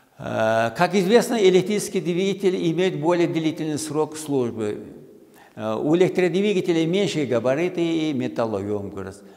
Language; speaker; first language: Russian; non-native, local second language; Uzbek